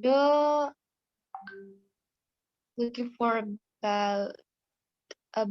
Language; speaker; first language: English; non-native, learner; Indonesian